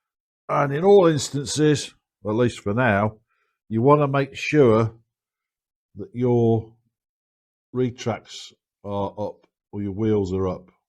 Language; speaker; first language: English; native; English